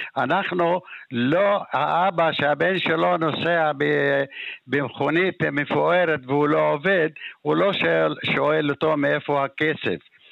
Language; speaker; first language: Hebrew; non-native, local second language; Arabic